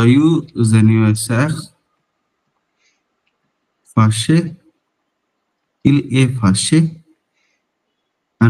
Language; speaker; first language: French; non-native, learner; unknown